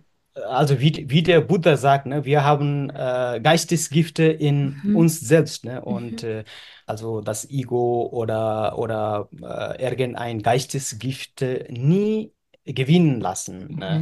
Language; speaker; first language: German; non-native, fluent; Nepali